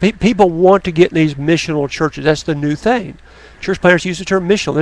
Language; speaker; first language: English; native; English